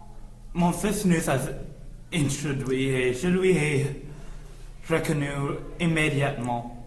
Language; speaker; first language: French; non-native, learner; English